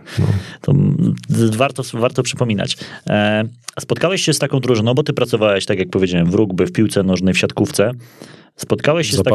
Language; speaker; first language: Polish; native; Polish